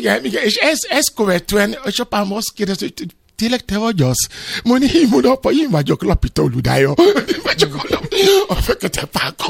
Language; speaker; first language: Hungarian; non-native, fluent; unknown